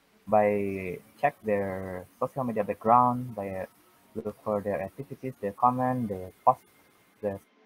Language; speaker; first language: English; non-native, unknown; Indonesian